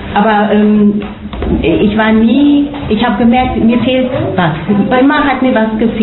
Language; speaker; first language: German; non-native, fluent; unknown